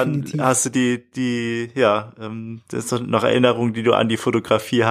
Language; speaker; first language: German; native; German